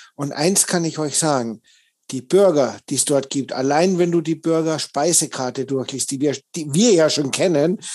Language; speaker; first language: German; native; German